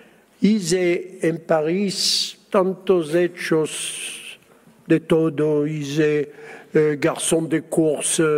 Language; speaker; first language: Spanish; early bilingual, heritage; Spanish